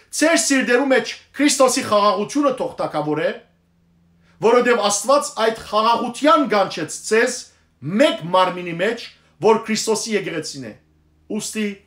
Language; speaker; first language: Armenian; early bilingual, heritage; Armenian